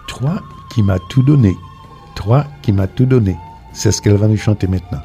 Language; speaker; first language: French; non-native, fluent; Spanish